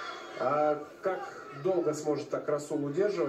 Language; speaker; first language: Russian; native; Russian